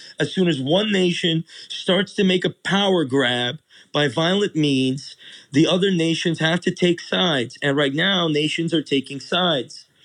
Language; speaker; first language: English; early bilingual, other home language; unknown